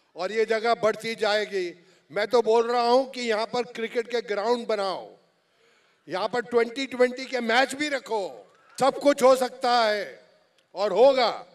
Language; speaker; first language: Hindi; native; Hindi